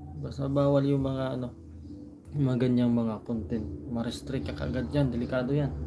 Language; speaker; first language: Filipino; non-native, local second language; Cebuano